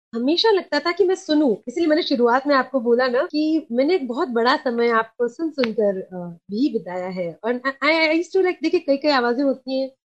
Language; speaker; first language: Hindi; non-native, local second language; Sindhi